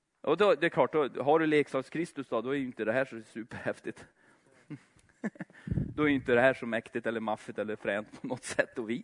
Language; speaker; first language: Swedish; native; Swedish